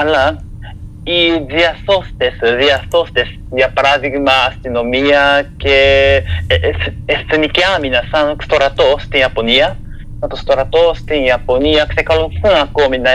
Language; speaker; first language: Greek; non-native, fluent; Japanese